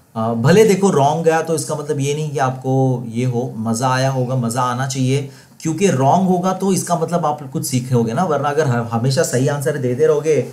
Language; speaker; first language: Hindi; non-native, local second language; Marathi